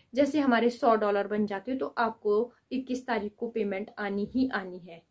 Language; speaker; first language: Hindi; native; Hindi